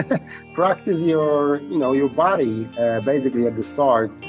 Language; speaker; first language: English; non-native, fluent; Polish